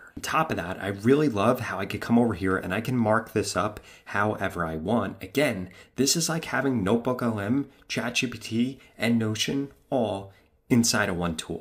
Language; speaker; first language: English; native; English